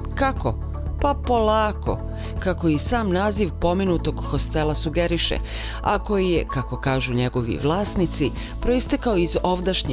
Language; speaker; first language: Bosnian; native; Bosnian